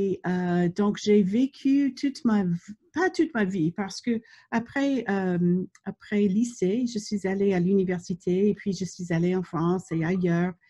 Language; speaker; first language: French; non-native, fluent; English